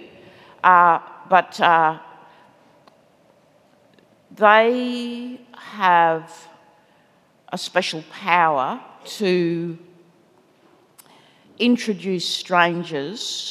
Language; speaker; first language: English; native; English